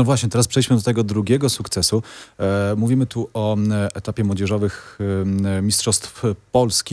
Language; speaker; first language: Polish; native; Polish